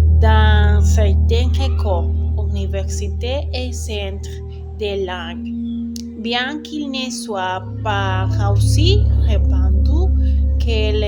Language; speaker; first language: French; non-native, learner; Spanish